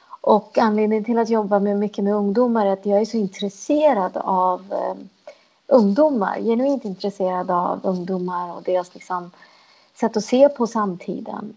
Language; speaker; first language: Swedish; early bilingual, other home language; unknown